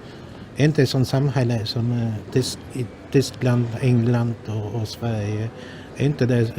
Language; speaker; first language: Swedish; non-native, fluent; Polish